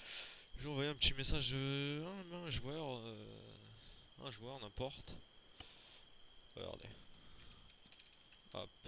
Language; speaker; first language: French; native; French